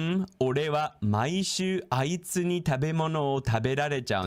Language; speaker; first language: Japanese; non-native, learner; English